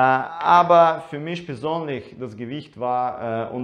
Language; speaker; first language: German; non-native, learner; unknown